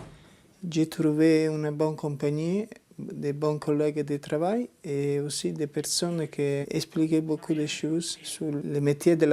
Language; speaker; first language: French; non-native, learner; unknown